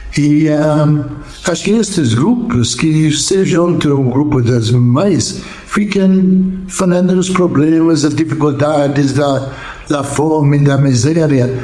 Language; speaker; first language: Portuguese; non-native, fluent; English